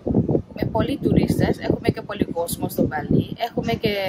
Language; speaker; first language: Greek; non-native, fluent; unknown